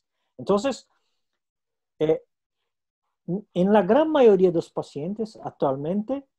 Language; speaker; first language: Spanish; non-native, local second language; Portuguese